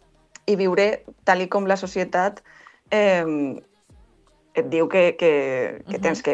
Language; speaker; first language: Catalan; non-native, local second language; Spanish